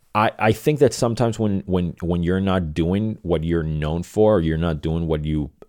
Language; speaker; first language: English; non-native, fluent; Spanish